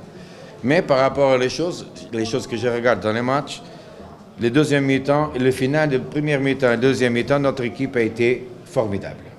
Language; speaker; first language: French; non-native, local second language; Arabic